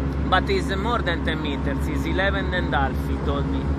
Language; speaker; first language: English; non-native, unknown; Italian